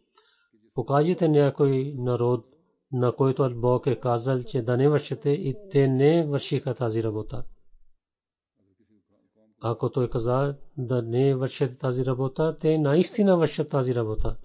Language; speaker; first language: Bulgarian; non-native, fluent; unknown